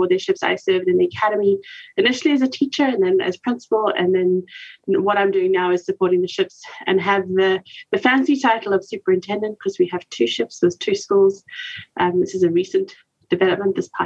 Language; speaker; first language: English; native; English